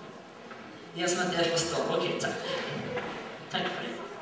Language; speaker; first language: Danish; non-native, learner; Norwegian